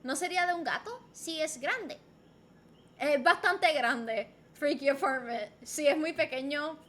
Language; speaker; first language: Spanish; native; Spanish